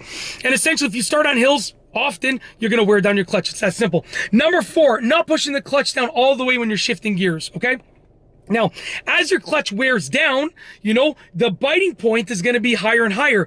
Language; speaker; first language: English; native; English